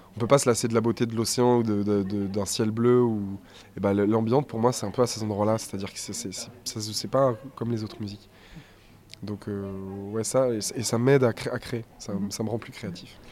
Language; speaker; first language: French; native; French